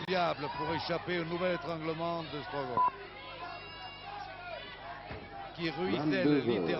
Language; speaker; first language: French; native; French